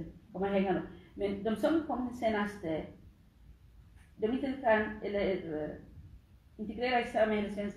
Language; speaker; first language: Swedish; non-native, learner; Tigrinya